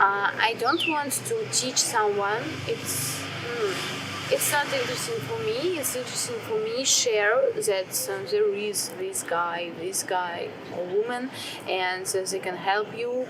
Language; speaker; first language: English; non-native, learner; Russian